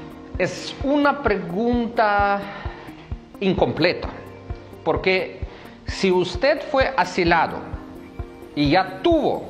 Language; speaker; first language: Spanish; non-native, fluent; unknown